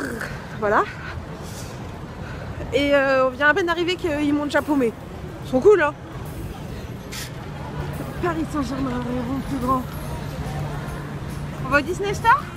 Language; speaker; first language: French; native; French